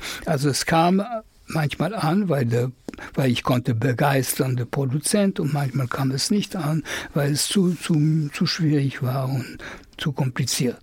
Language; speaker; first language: German; non-native, fluent; French